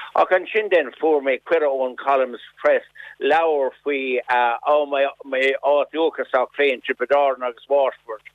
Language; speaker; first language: Irish; non-native, local second language; English